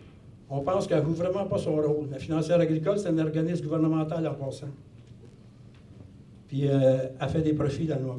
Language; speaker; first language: French; native; French